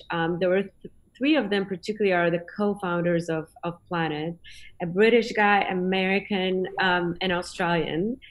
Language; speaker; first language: English; non-native, fluent; Polish